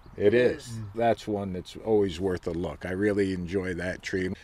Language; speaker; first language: English; native; English